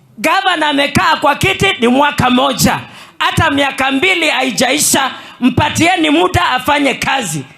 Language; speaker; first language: Swahili; non-native, local second language; Kamba